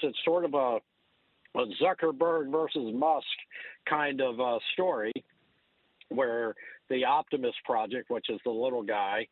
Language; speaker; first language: English; native; English